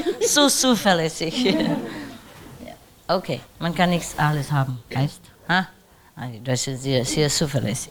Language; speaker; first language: German; non-native, learner; Vietnamese